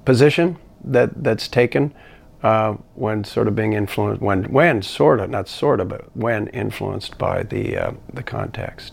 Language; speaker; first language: English; native; English